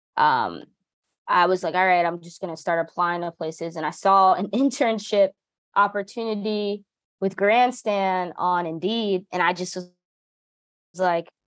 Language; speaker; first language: English; native; English